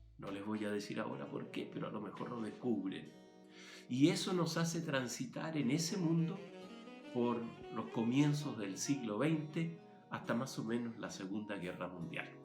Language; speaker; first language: Spanish; native; Spanish